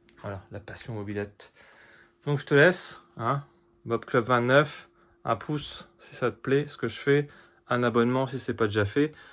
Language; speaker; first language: French; native; French